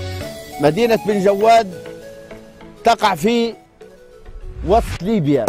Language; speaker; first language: Arabic; native; Arabic